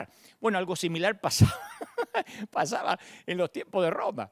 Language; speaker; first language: Spanish; native; Spanish